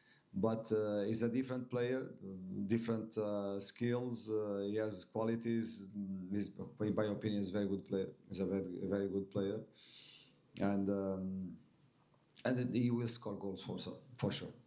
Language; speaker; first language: English; non-native, fluent; Portuguese